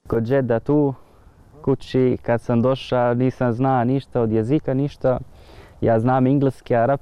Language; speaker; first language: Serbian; non-native, learner; Arabic